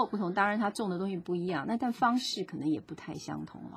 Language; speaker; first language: Chinese; native; Chinese